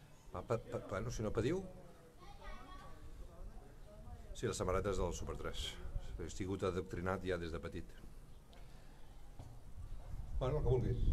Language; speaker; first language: Catalan; native; Catalan